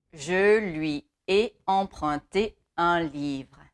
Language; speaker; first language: French; non-native, fluent; English